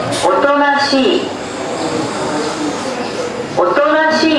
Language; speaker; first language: Japanese; non-native, learner; Indonesian